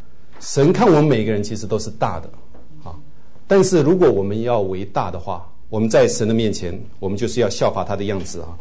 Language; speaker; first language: Chinese; native; Chinese